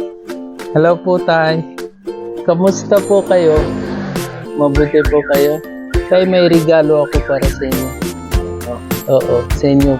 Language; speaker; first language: Filipino; non-native, learner; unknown